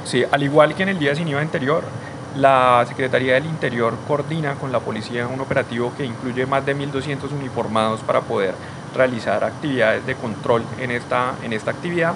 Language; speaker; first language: Spanish; native; Spanish